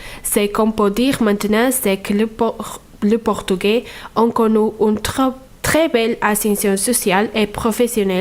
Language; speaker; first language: French; non-native, fluent; Portuguese